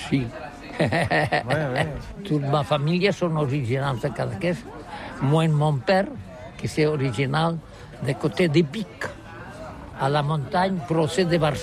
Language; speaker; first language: French; non-native, learner; Catalan